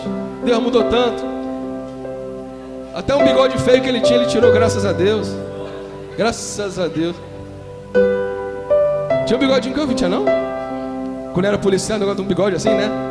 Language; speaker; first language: Portuguese; native; Portuguese